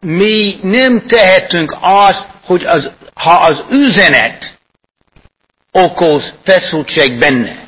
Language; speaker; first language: Hungarian; non-native, fluent; English